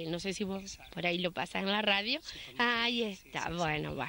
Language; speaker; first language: Spanish; native; Spanish